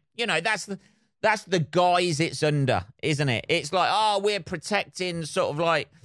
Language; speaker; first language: English; native; English